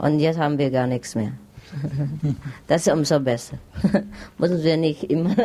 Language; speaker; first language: German; non-native, learner; Vietnamese